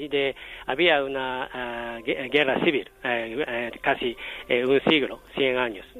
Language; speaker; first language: Spanish; non-native, learner; Japanese